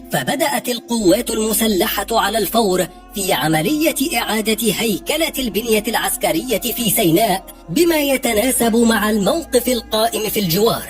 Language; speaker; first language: Arabic; native; Arabic